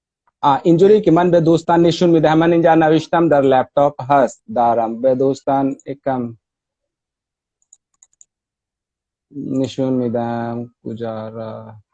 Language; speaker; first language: Persian; non-native, learner; Hindi